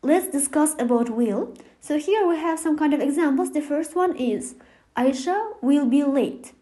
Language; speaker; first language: English; non-native, fluent; Kazakh